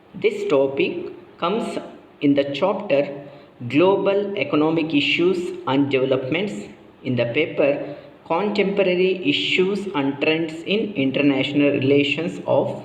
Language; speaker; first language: English; non-native, local second language; Kannada